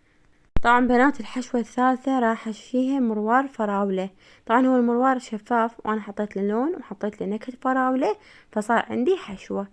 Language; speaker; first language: Arabic; native; Arabic